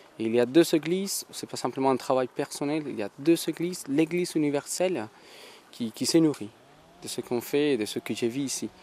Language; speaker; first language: French; non-native, fluent; Spanish